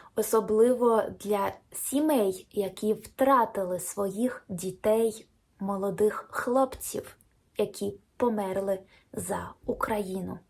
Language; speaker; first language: Ukrainian; non-native, local second language; Russian